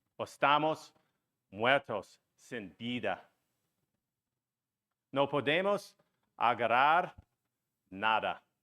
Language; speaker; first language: Spanish; non-native, learner; English